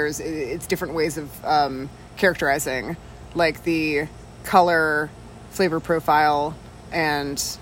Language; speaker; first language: English; native; English